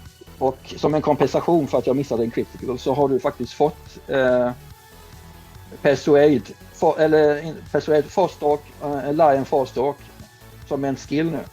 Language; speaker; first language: Swedish; native; Swedish